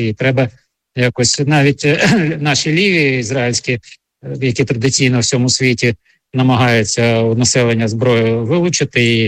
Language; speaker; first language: Ukrainian; native; Ukrainian